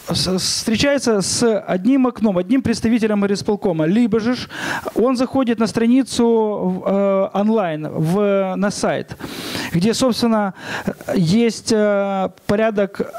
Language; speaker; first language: Russian; non-native, local second language; Ukrainian